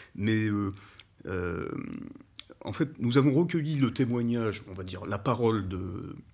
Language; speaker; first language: French; native; French